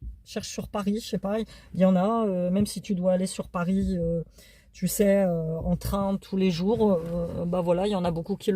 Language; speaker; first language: French; native; French